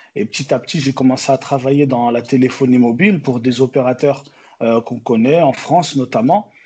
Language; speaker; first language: French; native; French